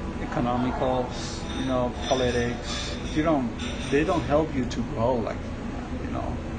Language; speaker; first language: English; non-native, fluent; Spanish